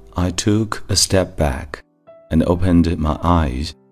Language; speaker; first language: English; non-native, fluent; Chinese